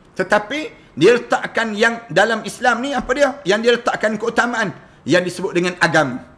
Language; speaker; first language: Malay; native; Malay